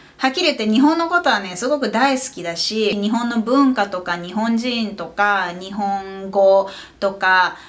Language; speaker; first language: Japanese; native; Japanese